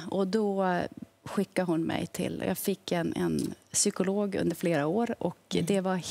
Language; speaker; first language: Swedish; native; Swedish